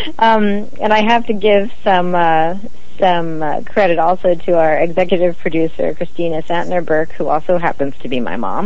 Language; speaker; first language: English; native; English